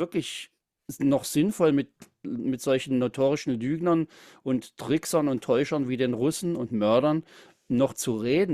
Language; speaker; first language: German; native; German